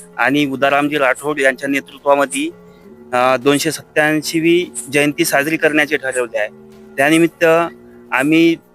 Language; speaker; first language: Marathi; non-native, local second language; Lambadi